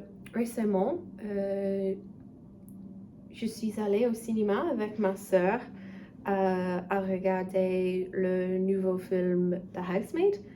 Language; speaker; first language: French; non-native, learner; English